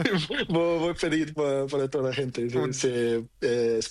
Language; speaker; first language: Spanish; non-native, learner; Portuguese